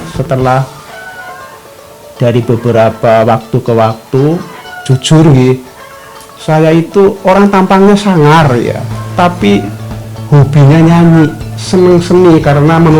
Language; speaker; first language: Indonesian; non-native, local second language; Javanese